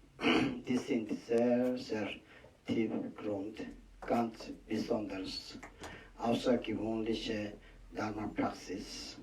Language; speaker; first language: German; non-native, learner; Tibetan